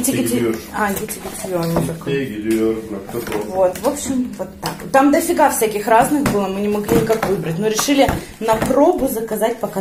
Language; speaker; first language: Russian; native; Russian